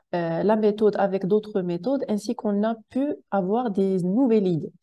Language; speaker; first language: French; non-native, local second language; Arabic